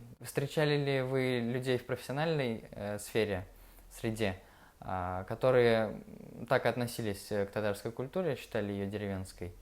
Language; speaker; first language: Russian; native; Russian